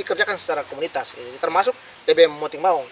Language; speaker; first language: Indonesian; native; Indonesian